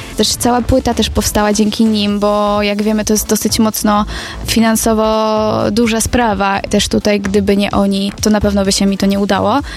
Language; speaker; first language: Polish; native; Polish